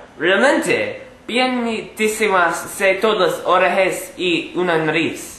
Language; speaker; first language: Spanish; non-native, learner; English